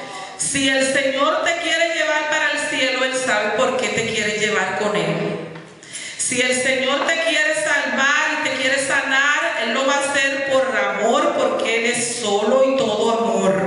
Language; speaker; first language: Spanish; native; Spanish